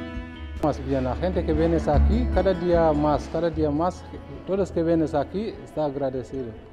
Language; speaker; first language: Spanish; non-native, learner; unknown